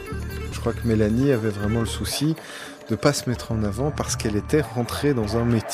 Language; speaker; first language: French; native; French